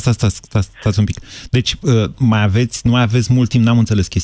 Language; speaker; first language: Romanian; native; Romanian